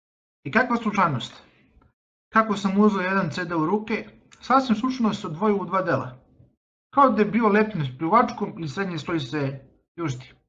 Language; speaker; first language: Bosnian; native; Bosnian